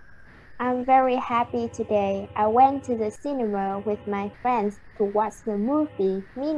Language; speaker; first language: English; non-native, learner; Vietnamese